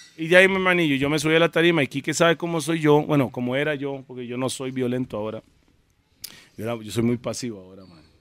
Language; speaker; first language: Spanish; early bilingual, other home language; English